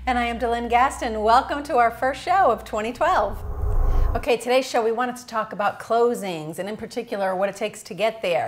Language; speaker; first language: English; native; English